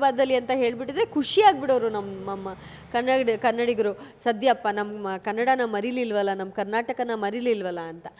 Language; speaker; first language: Kannada; non-native, local second language; Kodava